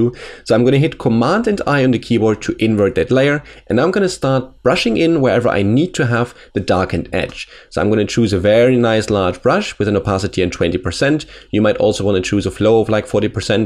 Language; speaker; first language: English; non-native, fluent; German